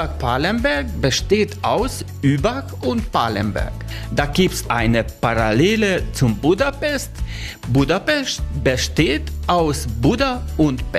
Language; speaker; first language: German; non-native, learner; Hungarian